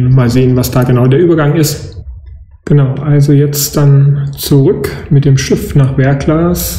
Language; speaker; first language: German; native; German